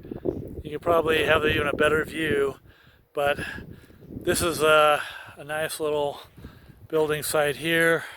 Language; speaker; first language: English; native; English